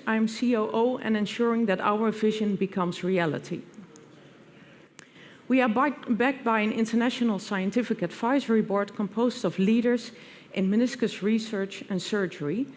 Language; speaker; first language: English; non-native, fluent; Dutch